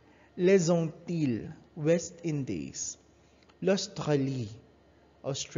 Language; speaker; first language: French; non-native, learner; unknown